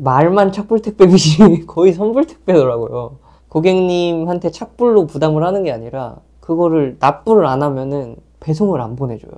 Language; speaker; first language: Korean; native; Korean